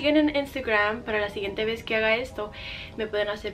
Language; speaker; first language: Spanish; early bilingual, heritage; Spanish